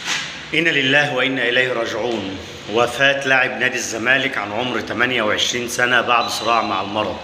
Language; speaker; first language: Arabic; native; Arabic